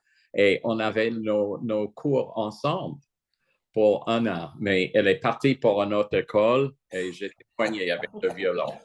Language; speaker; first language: French; non-native, fluent; English